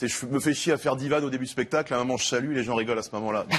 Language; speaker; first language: French; native; French